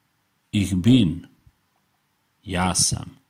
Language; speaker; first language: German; non-native, fluent; Serbian